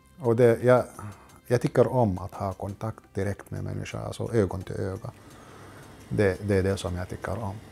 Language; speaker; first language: Swedish; non-native, fluent; Arabic